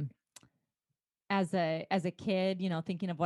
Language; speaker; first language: English; native; English